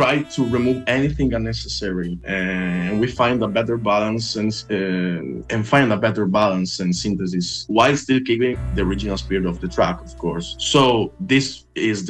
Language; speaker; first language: English; non-native, fluent; Italian